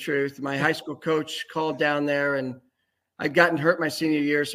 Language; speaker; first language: English; native; English